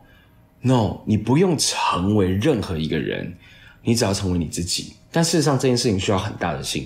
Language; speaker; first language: Chinese; native; Chinese